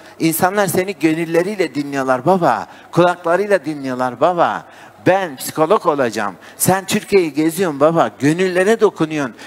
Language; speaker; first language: Turkish; native; Turkish